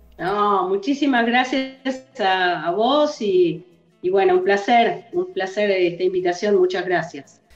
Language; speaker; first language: Spanish; early bilingual, other home language; English